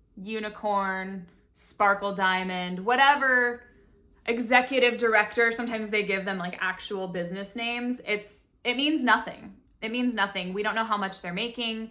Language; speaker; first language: English; native; English